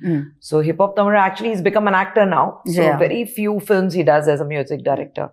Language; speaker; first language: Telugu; non-native, fluent; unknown